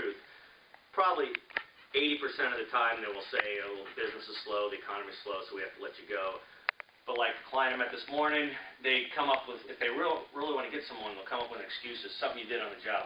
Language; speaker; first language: English; native; English